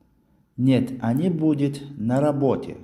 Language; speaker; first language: Russian; non-native, local second language; Tajik